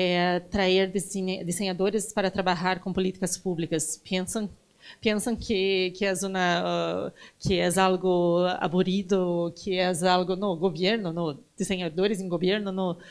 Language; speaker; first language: Spanish; non-native, learner; Portuguese